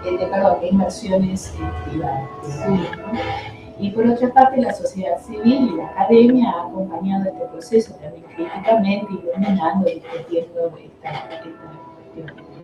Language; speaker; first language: Spanish; native; Spanish